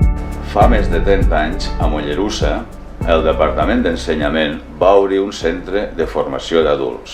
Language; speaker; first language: Catalan; native; Catalan